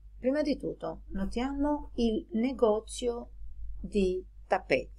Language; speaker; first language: Italian; non-native, fluent; Albanian